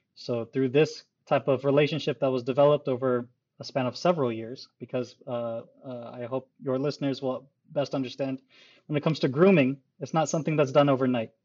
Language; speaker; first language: English; early bilingual, other home language; Urdu